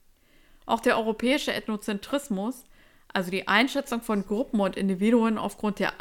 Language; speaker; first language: German; native; German